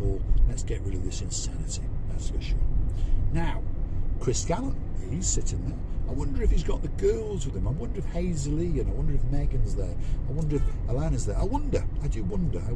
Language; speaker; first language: English; native; English